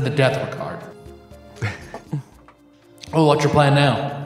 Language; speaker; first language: English; native; English